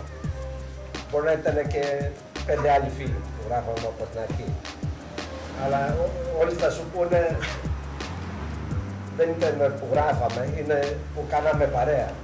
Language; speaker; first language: Greek; early bilingual, heritage; Greek